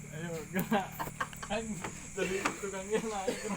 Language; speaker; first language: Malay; non-native, local second language; Sundanese